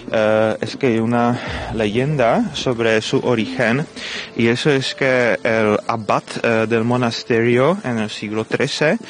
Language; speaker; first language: Spanish; non-native, fluent; Czech